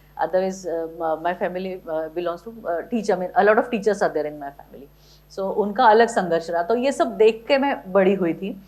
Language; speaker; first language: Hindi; non-native, local second language; Marathi